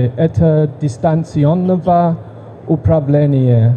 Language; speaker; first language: Russian; non-native, learner; English